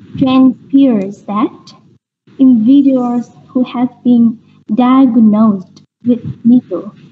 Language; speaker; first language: English; non-native, learner; Vietnamese